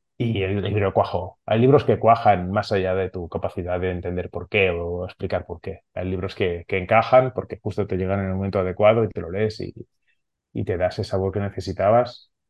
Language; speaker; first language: Spanish; non-native, local second language; Catalan